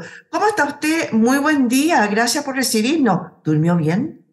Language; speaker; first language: Spanish; native; Spanish